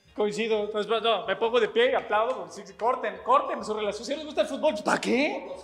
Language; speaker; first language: Spanish; native; Spanish